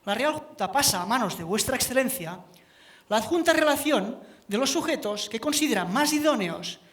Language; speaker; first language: Spanish; non-native, local second language; Catalan